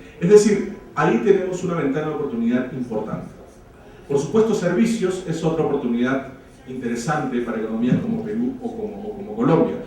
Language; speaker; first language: Spanish; native; Spanish